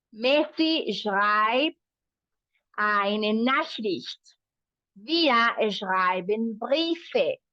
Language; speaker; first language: German; non-native, fluent; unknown